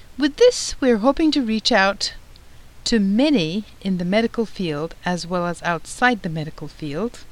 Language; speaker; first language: English; non-native, fluent; Turkish